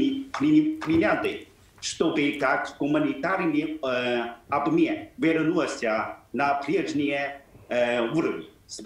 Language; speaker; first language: Russian; non-native, fluent; Chinese